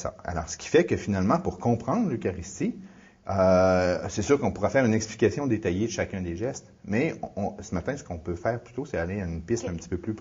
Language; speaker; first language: French; native; French